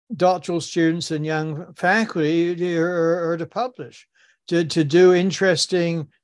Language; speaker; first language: English; native; English